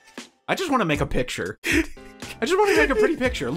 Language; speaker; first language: English; native; English